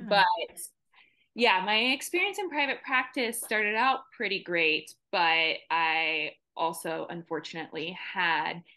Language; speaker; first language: English; native; English